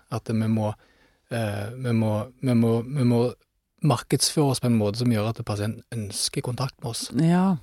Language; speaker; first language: Norwegian; native; Norwegian